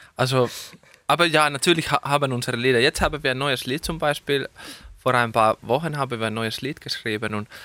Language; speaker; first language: German; non-native, fluent; Finnish